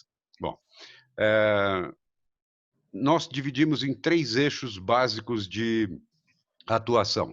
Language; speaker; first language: Portuguese; native; Portuguese